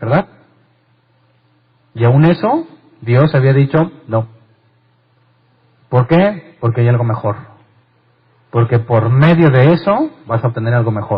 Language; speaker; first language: Spanish; native; Spanish